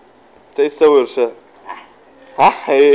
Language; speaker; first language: Arabic; non-native, learner; Tamil